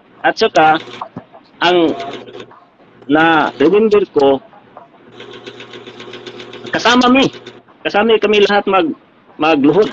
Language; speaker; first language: Filipino; non-native, local second language; Cebuano